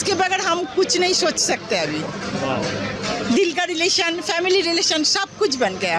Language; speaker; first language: Hindi; non-native, local second language; Bangla